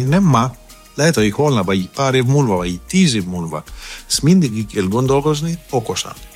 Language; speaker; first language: Hungarian; non-native, fluent; Greek